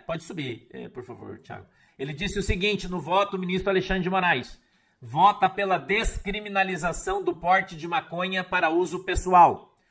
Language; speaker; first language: Portuguese; native; Portuguese